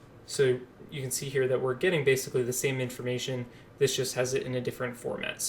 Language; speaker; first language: English; native; English